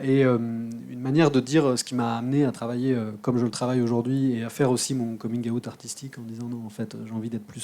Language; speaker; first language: French; native; French